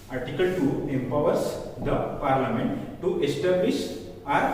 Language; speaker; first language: English; non-native, local second language; Marathi